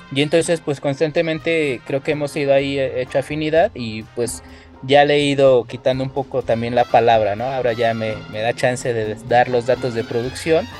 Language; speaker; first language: Spanish; native; Spanish